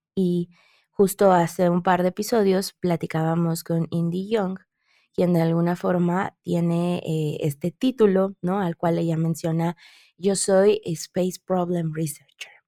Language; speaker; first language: Spanish; native; Spanish